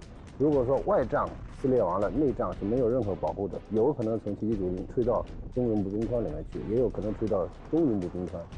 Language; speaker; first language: Chinese; native; Chinese